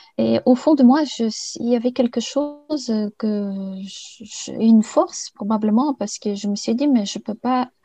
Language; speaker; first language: French; non-native, fluent; Bulgarian